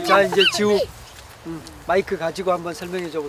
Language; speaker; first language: Korean; native; Korean